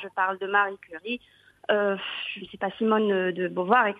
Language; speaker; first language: French; non-native, local second language; Arabic